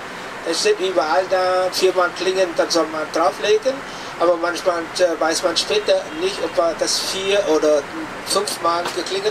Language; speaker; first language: German; non-native, fluent; Vietnamese